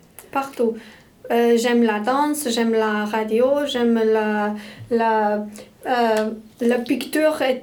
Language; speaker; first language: French; non-native, learner; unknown